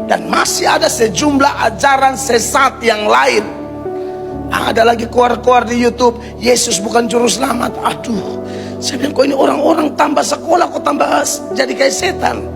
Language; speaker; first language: Indonesian; native; Indonesian